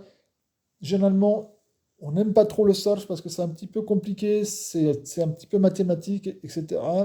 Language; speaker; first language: French; non-native, fluent; Arabic